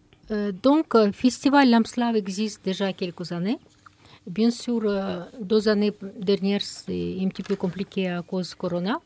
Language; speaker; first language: French; non-native, fluent; Russian